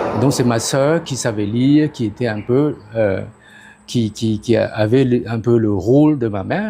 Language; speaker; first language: French; non-native, fluent; Khmer